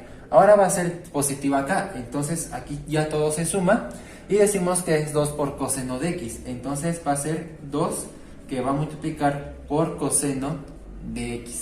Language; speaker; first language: Spanish; native; Spanish